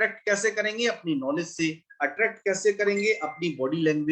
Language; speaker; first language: Hindi; native; Hindi